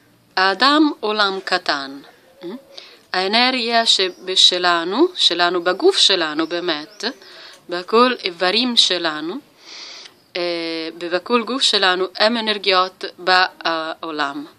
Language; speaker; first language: Hebrew; non-native, learner; Italian